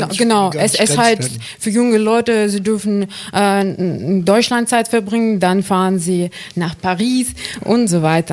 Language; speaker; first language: German; non-native, fluent; Ukrainian